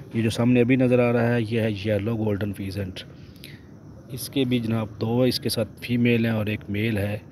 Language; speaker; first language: Urdu; non-native, local second language; Punjabi